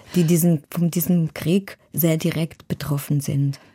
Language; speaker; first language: German; non-native, fluent; Ukrainian